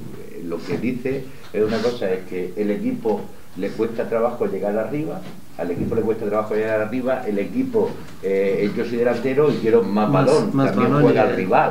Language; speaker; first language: Spanish; native; Spanish